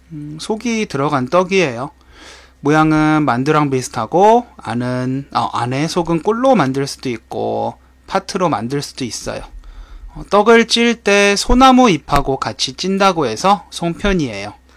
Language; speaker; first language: Korean; native; Korean